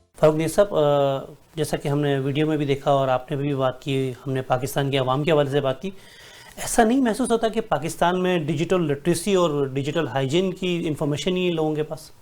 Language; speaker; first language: Urdu; native; Urdu